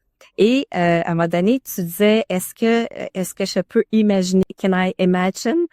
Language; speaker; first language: French; native; French